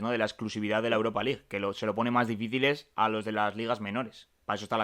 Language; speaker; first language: Spanish; native; Spanish